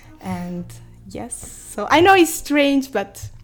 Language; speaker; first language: English; non-native, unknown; Italian